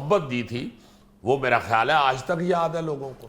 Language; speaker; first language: Urdu; native; Urdu